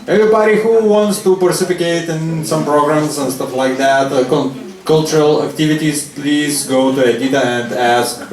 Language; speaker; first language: English; non-native, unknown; Lithuanian